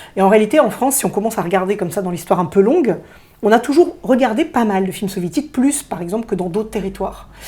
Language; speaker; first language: French; early bilingual, other home language; Russian